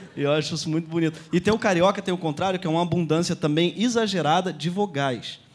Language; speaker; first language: Portuguese; native; Portuguese